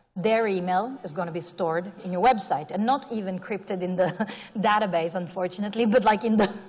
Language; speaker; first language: English; non-native, fluent; Italian